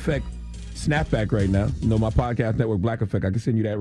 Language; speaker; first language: English; native; English